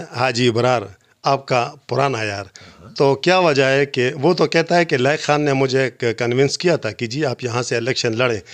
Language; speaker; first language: Urdu; non-native, local second language; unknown